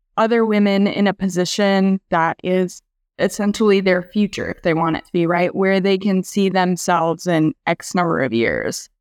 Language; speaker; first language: English; native; English